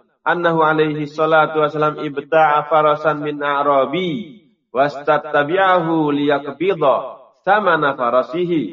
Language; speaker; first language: Arabic; non-native, fluent; Indonesian